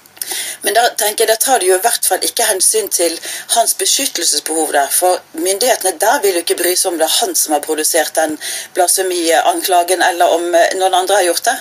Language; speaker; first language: Norwegian; native; Norwegian